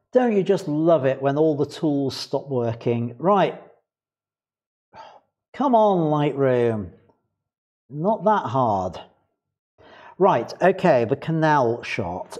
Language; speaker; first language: English; native; English